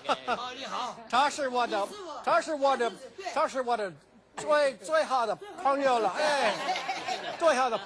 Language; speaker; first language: Chinese; non-native, learner; English